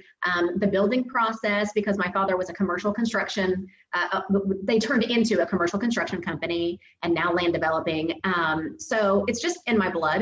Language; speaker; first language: English; native; English